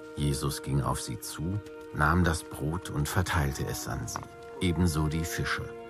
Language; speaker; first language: German; native; German